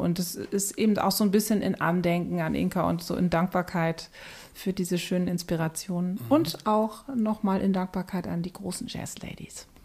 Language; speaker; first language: German; native; German